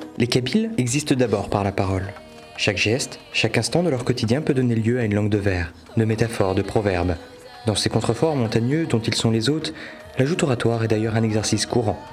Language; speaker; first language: French; native; French